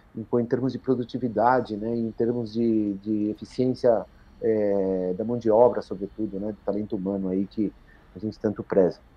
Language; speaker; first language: Portuguese; early bilingual, other home language; Spanish